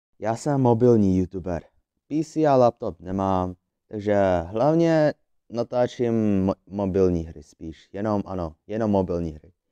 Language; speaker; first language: Czech; early bilingual, other home language; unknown